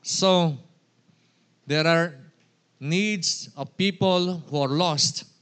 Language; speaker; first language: English; non-native, local second language; Filipino